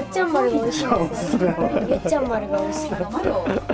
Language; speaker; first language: Japanese; native; Japanese